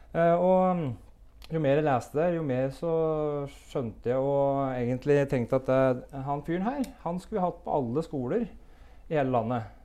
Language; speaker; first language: Norwegian; native; Norwegian